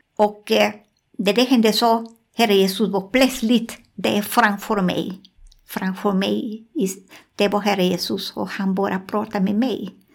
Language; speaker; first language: Swedish; non-native, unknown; Spanish